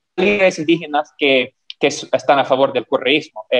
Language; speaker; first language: Spanish; non-native, fluent; English